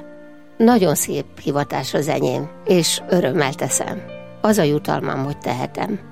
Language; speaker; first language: Hungarian; native; Hungarian